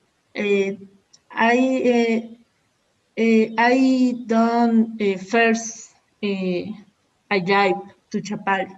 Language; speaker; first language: English; non-native, learner; Spanish